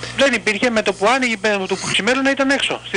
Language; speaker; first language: Greek; native; Greek